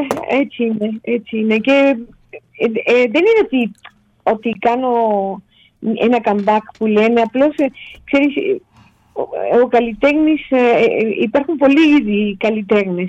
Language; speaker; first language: Greek; non-native, fluent; Spanish